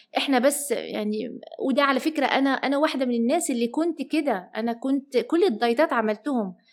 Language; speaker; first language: Arabic; early bilingual, heritage; Arabic